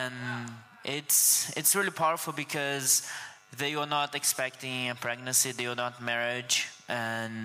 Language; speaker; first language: English; non-native, fluent; Portuguese